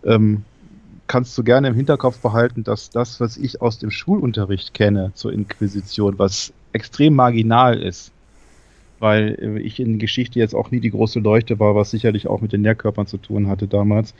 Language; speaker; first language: German; native; German